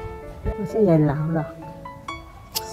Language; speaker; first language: Chinese; native; Chinese